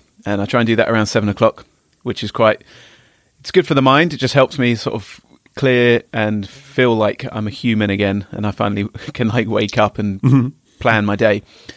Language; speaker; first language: English; native; English